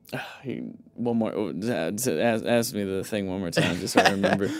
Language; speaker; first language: English; native; English